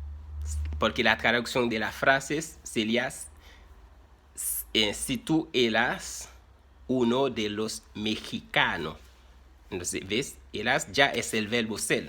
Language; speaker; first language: Spanish; non-native, fluent; Haitian Creole